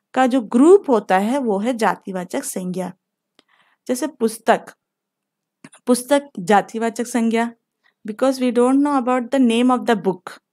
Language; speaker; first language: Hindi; non-native, local second language; Telugu